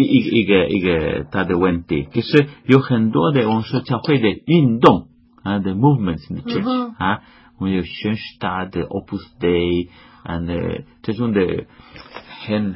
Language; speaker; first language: Chinese; non-native, fluent; Spanish